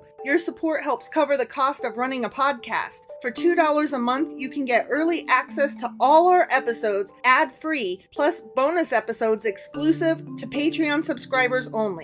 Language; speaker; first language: English; native; English